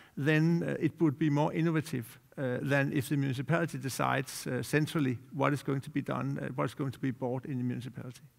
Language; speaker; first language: English; non-native, fluent; Danish